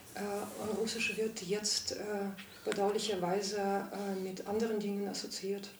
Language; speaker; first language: German; non-native, fluent; Russian